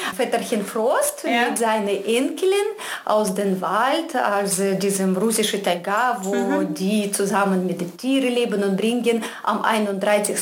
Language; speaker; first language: German; non-native, fluent; Russian